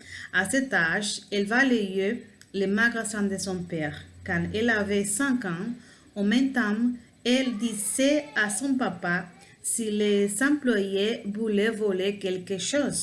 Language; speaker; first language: French; non-native, learner; Spanish